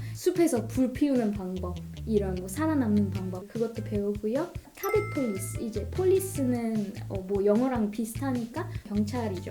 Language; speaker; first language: Korean; non-native, fluent; Malay